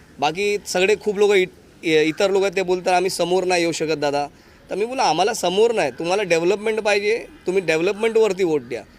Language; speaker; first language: Marathi; non-native, local second language; Hindi